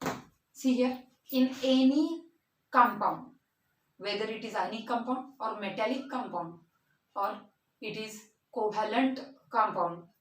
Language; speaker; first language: English; non-native, local second language; Marathi